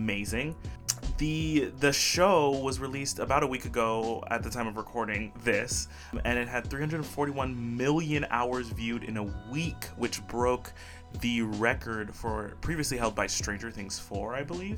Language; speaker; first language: English; early bilingual, other home language; Portuguese